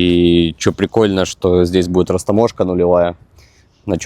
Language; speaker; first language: Russian; native; Russian